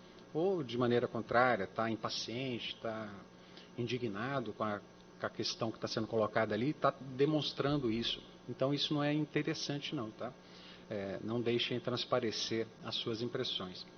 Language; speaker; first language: Portuguese; native; Portuguese